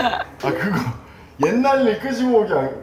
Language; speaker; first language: Korean; native; Korean